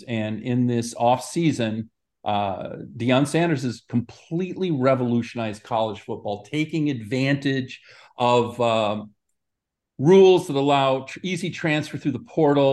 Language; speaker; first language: English; native; English